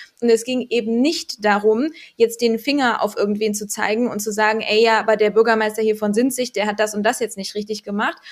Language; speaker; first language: German; native; German